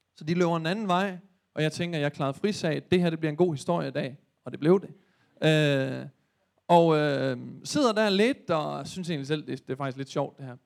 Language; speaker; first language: Danish; native; Danish